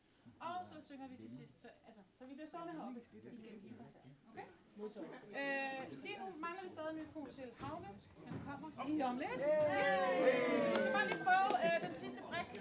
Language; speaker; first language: Danish; native; Danish